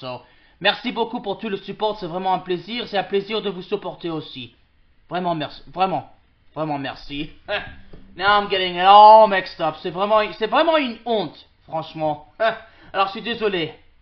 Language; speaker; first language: French; early bilingual, other home language; English